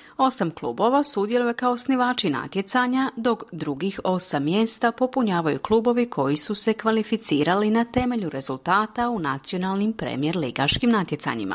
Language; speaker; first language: Croatian; native; Croatian